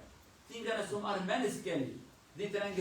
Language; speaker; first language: Swedish; non-native, learner; Kurdish